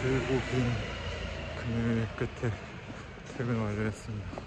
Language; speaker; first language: Korean; native; Korean